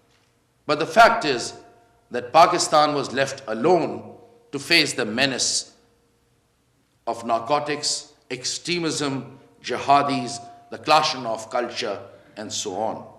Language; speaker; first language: English; non-native, local second language; Urdu